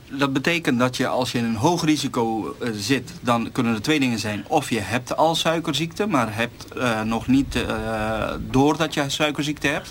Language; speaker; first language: Dutch; native; Dutch